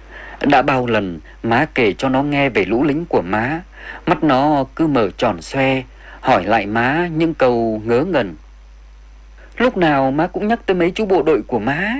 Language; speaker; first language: Vietnamese; native; Vietnamese